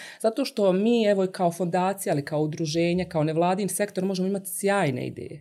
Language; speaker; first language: Bosnian; native; Bosnian